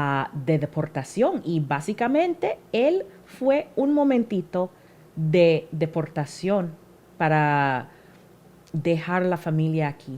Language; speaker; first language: Spanish; non-native, learner; English